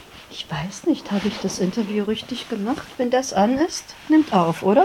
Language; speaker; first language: German; native; German